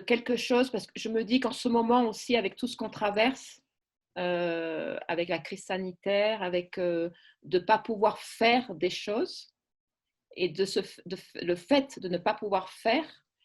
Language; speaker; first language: French; native; French